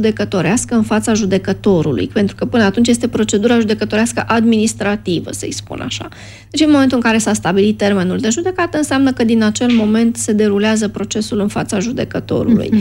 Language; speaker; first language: Romanian; native; Romanian